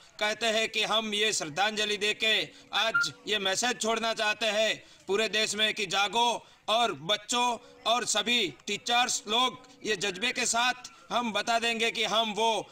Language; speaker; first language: Hindi; non-native, local second language; Gujarati